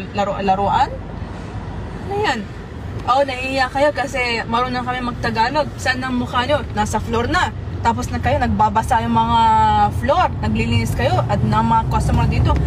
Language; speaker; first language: Filipino; early bilingual, heritage; Arabic